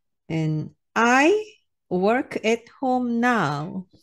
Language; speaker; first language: English; non-native, learner; Korean